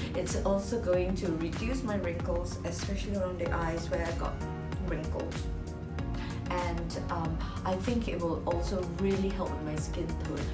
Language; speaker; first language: English; native; English